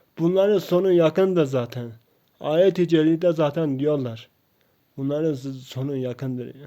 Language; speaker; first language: Turkish; non-native, local second language; Kurdish